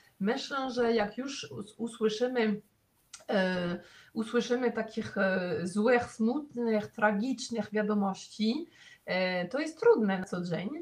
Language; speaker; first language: Polish; non-native, fluent; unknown